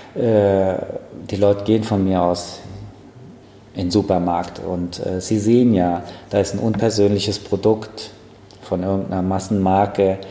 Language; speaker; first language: German; native; German